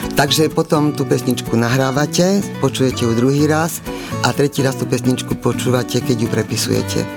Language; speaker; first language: Slovak; native; Slovak